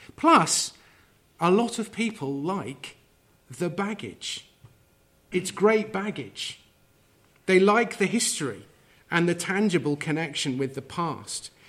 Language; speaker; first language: English; native; English